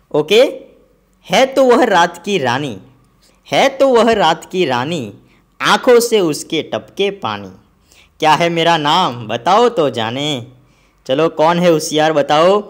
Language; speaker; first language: Hindi; non-native, local second language; Gujarati